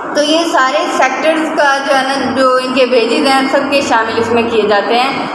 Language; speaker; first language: Urdu; non-native, local second language; Punjabi